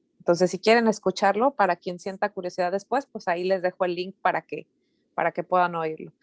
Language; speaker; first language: Spanish; native; Spanish